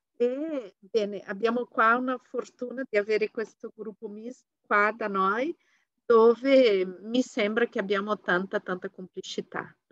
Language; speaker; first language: Italian; non-native, fluent; Portuguese